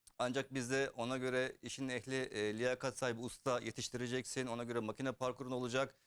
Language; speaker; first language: Turkish; early bilingual, heritage; Turkish